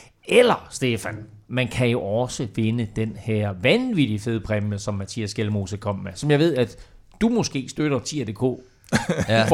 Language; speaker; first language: Danish; native; Danish